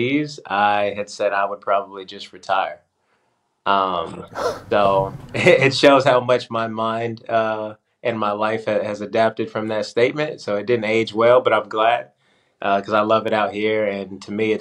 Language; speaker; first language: English; native; English